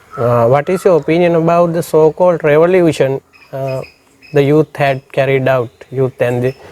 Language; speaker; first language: English; non-native, local second language; Sinhala